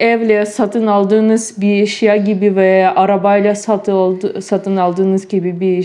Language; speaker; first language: Turkish; non-native, fluent; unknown